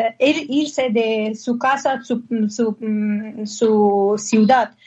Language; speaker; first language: Spanish; non-native, learner; Persian